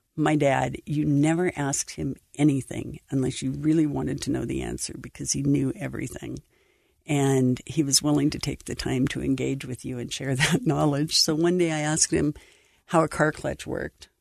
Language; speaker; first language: English; native; English